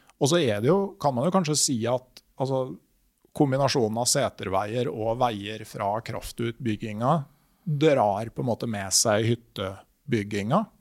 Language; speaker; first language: Norwegian; native; Norwegian